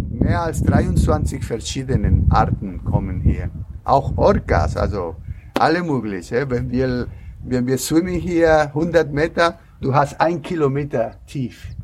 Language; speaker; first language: German; non-native, learner; Spanish